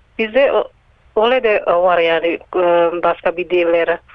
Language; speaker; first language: Turkish; non-native, learner; Indonesian